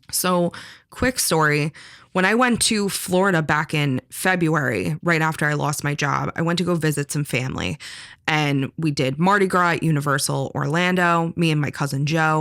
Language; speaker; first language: English; native; English